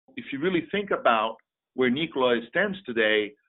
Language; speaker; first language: English; non-native, fluent; Portuguese